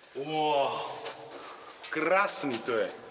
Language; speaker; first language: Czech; non-native, learner; Korean